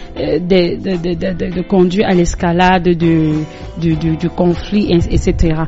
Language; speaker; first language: French; non-native, local second language; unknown